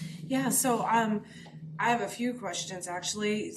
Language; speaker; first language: English; native; English